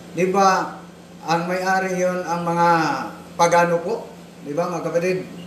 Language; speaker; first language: Filipino; non-native, local second language; Cebuano